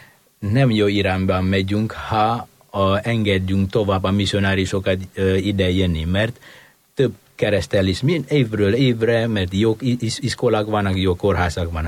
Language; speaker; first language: Hungarian; non-native, fluent; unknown